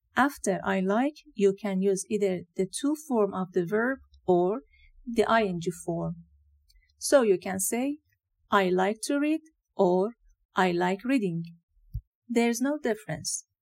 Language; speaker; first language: English; non-native, fluent; Persian